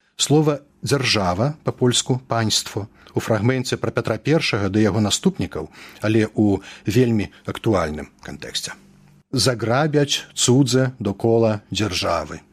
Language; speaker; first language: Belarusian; native; Belarusian